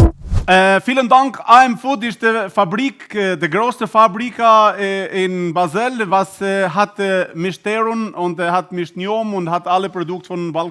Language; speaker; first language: German; non-native, learner; Albanian